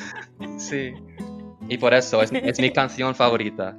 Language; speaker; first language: Spanish; non-native, learner; English